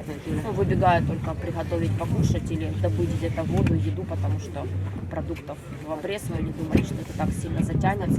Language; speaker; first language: Russian; native; Russian